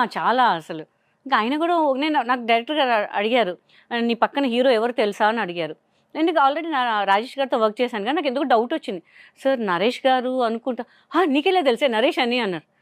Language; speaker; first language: Telugu; non-native, local second language; Hindi